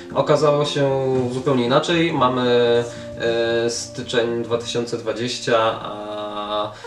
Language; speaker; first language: Polish; native; Polish